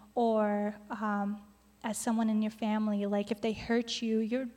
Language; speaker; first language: English; non-native, fluent; Portuguese